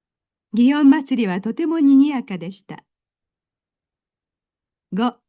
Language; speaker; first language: Japanese; non-native, learner; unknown